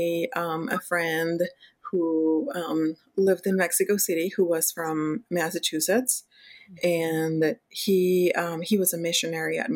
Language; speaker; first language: English; non-native, fluent; Spanish